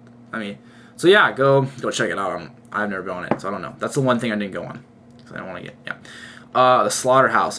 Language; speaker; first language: English; native; English